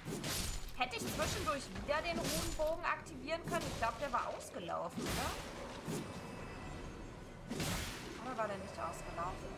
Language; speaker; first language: German; native; German